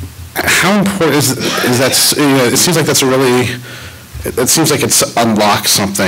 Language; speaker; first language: English; native; English